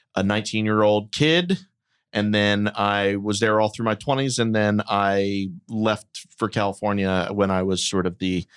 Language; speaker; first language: English; native; English